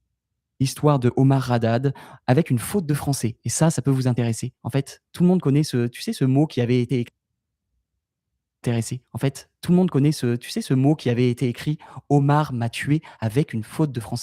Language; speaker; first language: French; native; French